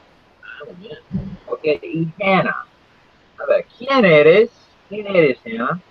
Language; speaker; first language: Spanish; non-native, fluent; English